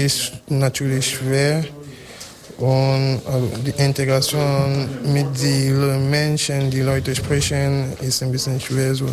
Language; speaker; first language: German; non-native, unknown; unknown